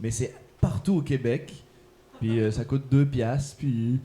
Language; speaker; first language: French; native; French